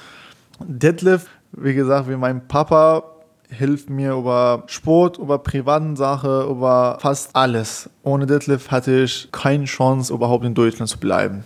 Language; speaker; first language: German; non-native, fluent; Persian